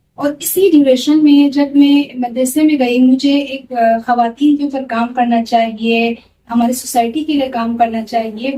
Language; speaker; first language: Urdu; non-native, local second language; Balti